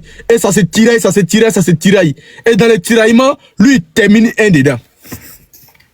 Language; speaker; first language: French; native; French